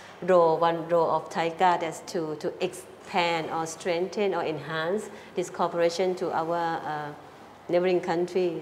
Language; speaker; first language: English; non-native, fluent; Thai